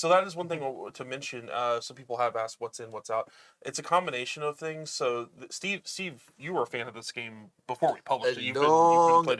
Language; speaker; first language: English; native; English